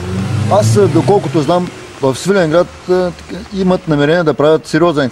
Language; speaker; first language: Bulgarian; native; Bulgarian